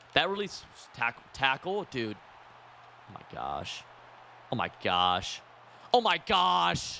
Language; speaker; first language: English; native; English